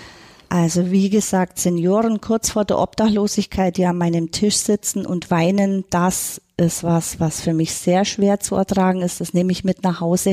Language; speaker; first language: German; native; German